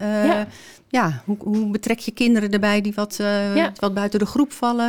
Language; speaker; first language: Dutch; native; Dutch